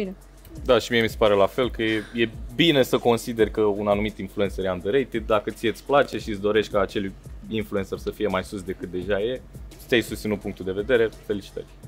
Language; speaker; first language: Romanian; native; Romanian